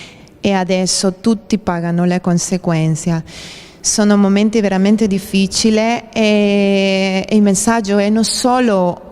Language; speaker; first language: Italian; non-native, fluent; Spanish